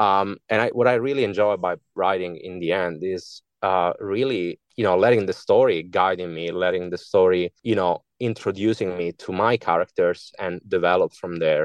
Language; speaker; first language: English; non-native, fluent; Italian